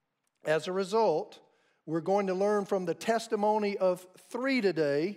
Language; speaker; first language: English; native; English